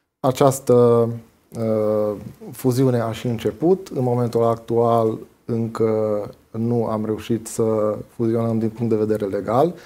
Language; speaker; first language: Romanian; non-native, local second language; Hungarian